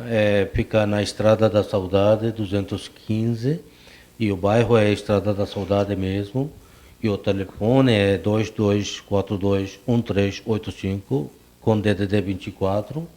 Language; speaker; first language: Portuguese; non-native, fluent; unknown